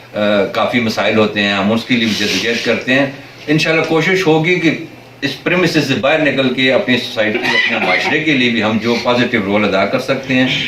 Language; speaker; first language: Urdu; non-native, local second language; Northern Hindko